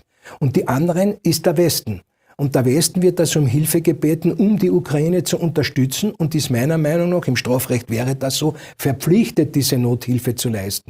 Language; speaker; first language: German; native; German